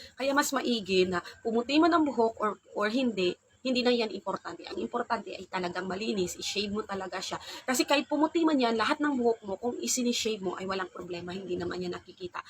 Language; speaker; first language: Filipino; non-native, local second language; Hiligaynon